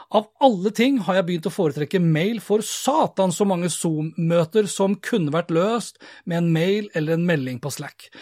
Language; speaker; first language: Norwegian; native; Norwegian